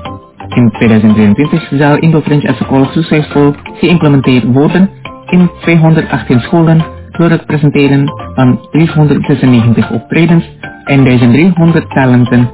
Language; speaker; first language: Dutch; non-native, fluent; Indonesian